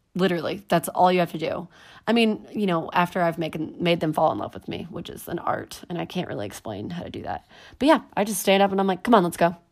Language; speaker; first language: English; native; English